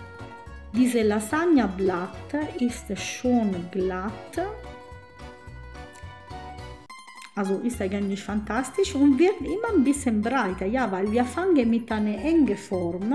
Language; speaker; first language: German; non-native, fluent; Italian